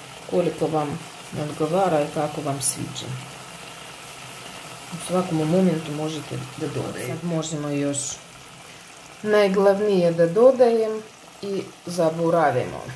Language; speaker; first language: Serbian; non-native, learner; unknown